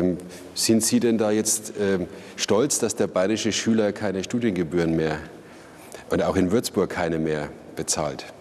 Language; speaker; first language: German; native; German